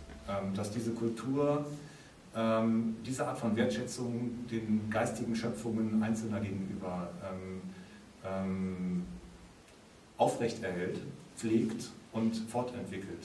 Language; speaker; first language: German; native; German